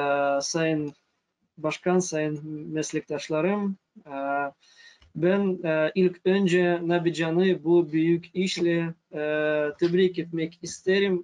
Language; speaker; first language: Turkish; non-native, fluent; Russian